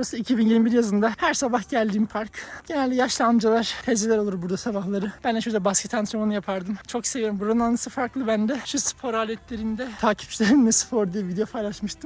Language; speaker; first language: Turkish; native; Turkish